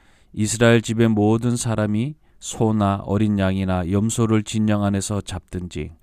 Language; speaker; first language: Korean; native; Korean